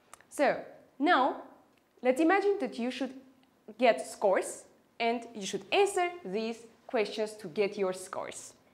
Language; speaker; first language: English; non-native, fluent; Armenian